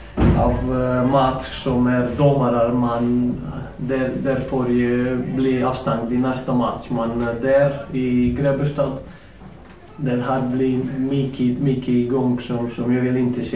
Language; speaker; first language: Swedish; non-native, fluent; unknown